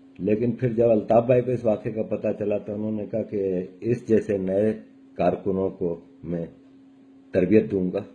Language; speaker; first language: Urdu; native; Urdu